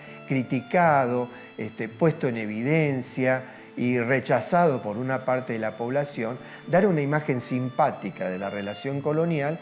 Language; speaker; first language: Spanish; native; Spanish